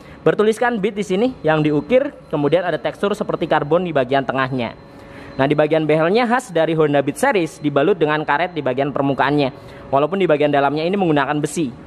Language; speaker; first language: Indonesian; native; Indonesian